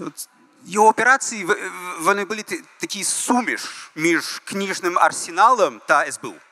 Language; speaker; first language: Ukrainian; early bilingual, heritage; Ukrainian